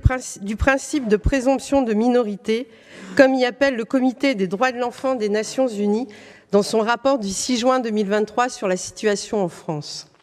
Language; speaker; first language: French; native; French